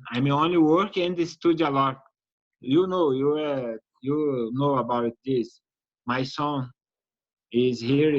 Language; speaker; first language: English; non-native, learner; Portuguese